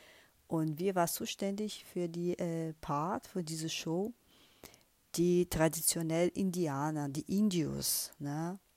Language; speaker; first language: German; non-native, fluent; Portuguese